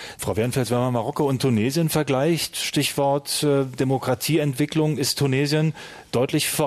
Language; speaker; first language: German; native; German